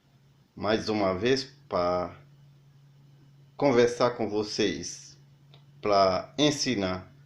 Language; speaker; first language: Portuguese; non-native, learner; Haitian Creole